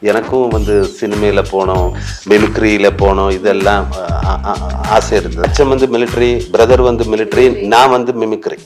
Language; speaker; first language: Tamil; non-native, learner; Malayalam